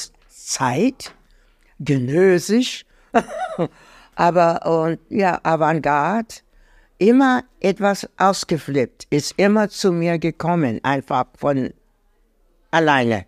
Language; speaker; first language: German; non-native, learner; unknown